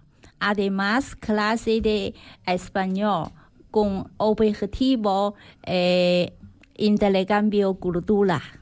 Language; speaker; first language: Spanish; non-native, learner; Chinese